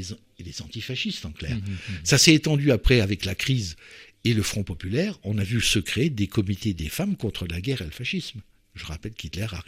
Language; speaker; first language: French; native; French